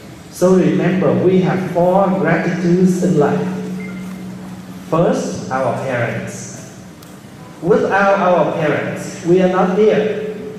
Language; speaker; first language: English; early bilingual, other home language; Vietnamese